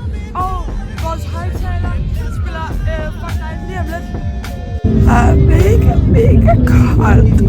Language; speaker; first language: Danish; native; Danish